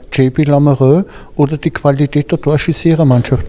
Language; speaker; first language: German; native; German